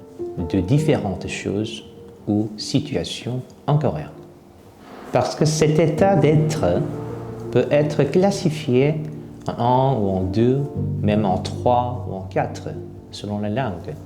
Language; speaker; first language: French; non-native, fluent; Korean